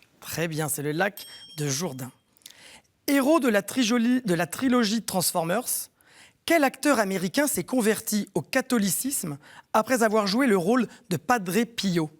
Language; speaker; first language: French; native; French